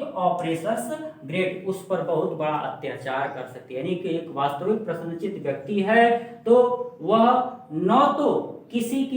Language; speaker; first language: Hindi; native; Hindi